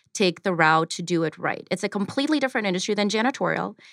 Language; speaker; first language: English; early bilingual, other home language; Ukrainian